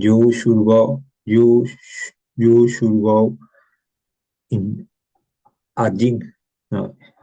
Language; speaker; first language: English; non-native, learner; Spanish